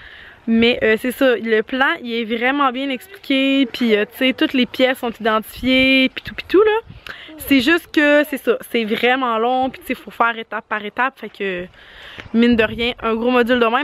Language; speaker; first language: French; native; French